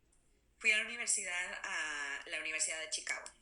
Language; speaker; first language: Spanish; early bilingual, other home language; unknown